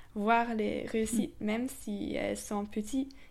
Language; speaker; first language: French; non-native, fluent; German